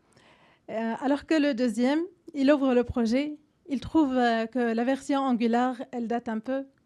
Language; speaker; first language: French; non-native, fluent; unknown